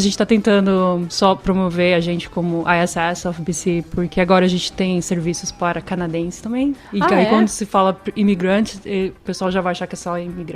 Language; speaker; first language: Portuguese; native; Portuguese